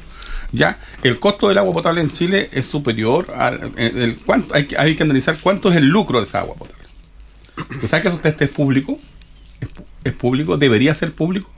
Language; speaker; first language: Spanish; native; Spanish